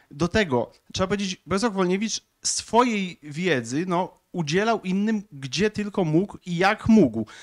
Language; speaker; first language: Polish; native; Polish